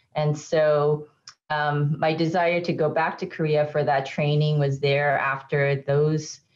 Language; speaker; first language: English; native; English